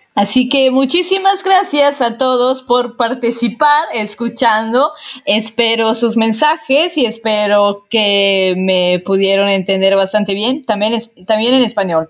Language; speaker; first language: Spanish; non-native, fluent; Italian